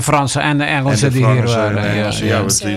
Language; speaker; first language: Dutch; non-native, local second language; Papiamento